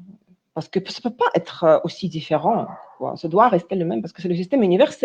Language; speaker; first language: French; non-native, fluent; Russian